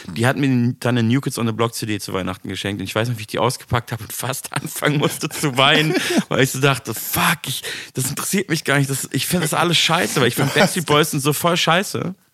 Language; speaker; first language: German; native; German